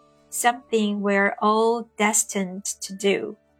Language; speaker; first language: English; non-native, fluent; Chinese